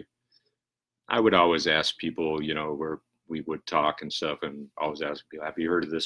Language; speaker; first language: English; native; English